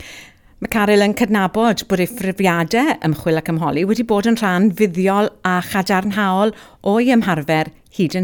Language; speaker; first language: Welsh; native; Welsh